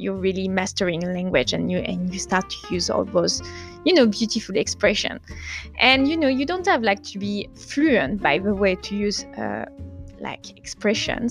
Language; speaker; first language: English; non-native, fluent; French